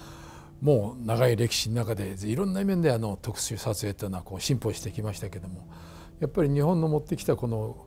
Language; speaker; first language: Japanese; native; Japanese